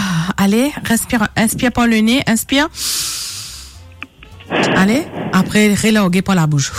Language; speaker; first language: French; non-native, local second language; Morisyen